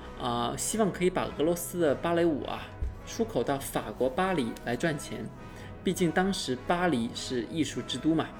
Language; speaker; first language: Chinese; native; Chinese